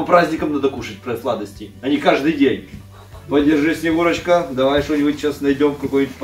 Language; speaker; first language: Russian; native; Russian